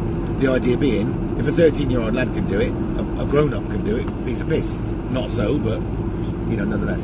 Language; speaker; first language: English; native; English